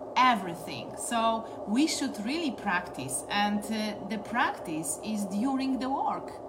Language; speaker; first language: English; non-native, learner; Polish